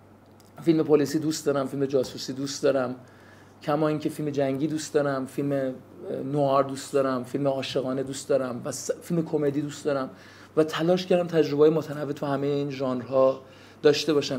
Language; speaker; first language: Persian; native; Persian